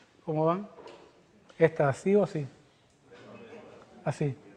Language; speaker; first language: Spanish; native; Spanish